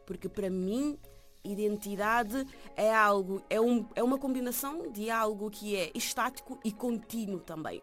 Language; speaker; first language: Portuguese; non-native, local second language; Kabuverdianu